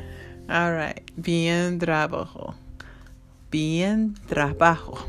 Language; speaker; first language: Spanish; non-native, learner; English